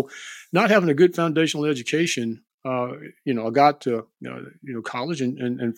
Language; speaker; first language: English; native; English